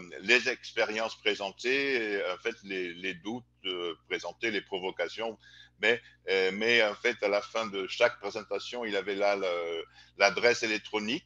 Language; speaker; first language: French; non-native, fluent; Portuguese